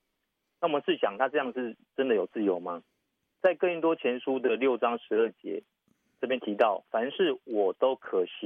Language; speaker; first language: Chinese; native; Chinese